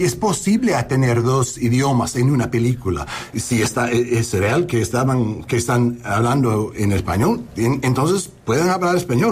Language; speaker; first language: Spanish; non-native, learner; English